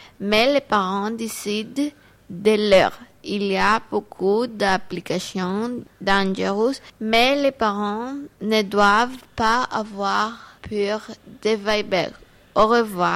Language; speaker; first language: French; non-native, learner; Greek